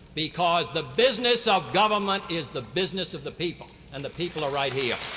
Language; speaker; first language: English; native; English